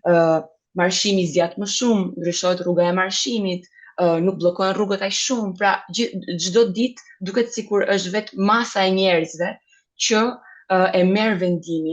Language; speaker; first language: Albanian; native; Albanian